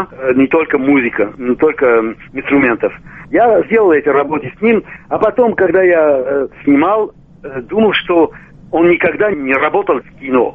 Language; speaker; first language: Russian; non-native, local second language; Armenian